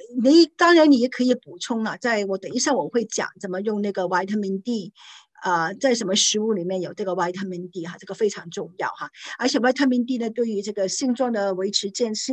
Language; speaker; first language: Chinese; non-native, local second language; Cantonese